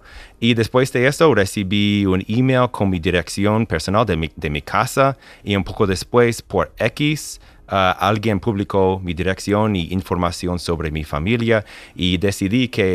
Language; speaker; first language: Spanish; non-native, fluent; English